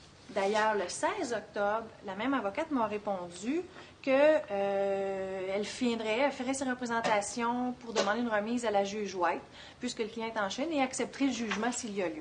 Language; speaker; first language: French; native; French